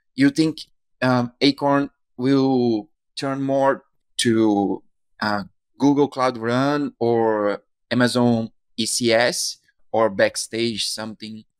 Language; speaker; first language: English; non-native, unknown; Portuguese